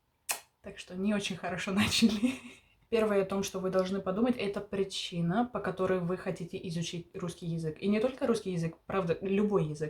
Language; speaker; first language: Russian; early bilingual, heritage; Russian